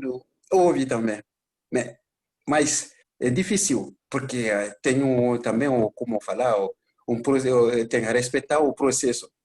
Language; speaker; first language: Portuguese; non-native, learner; Bambara